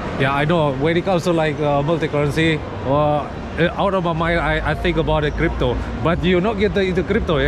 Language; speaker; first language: English; non-native, fluent; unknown